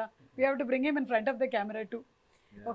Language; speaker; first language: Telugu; native; Telugu